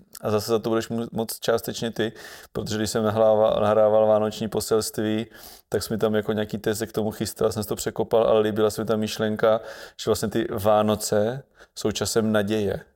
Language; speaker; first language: Czech; native; Czech